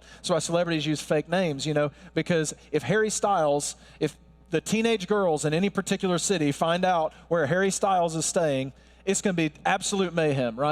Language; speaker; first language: English; native; English